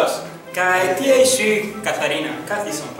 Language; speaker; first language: Greek; non-native, fluent; Spanish